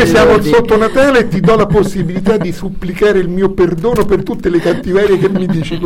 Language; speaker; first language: Italian; native; Italian